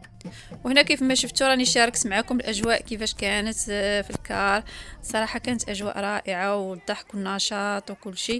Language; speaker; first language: Arabic; native; Arabic